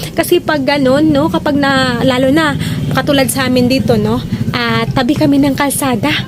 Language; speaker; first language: Filipino; non-native, local second language; Hiligaynon